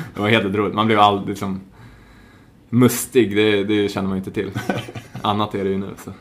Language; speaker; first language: Swedish; native; Swedish